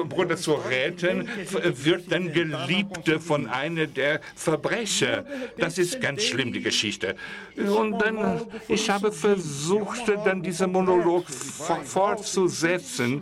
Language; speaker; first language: German; non-native, fluent; Portuguese